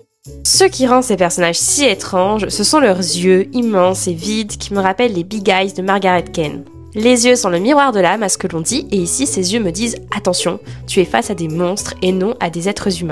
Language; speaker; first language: French; native; French